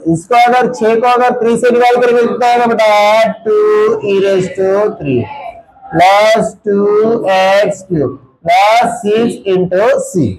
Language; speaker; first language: Hindi; non-native, local second language; Marathi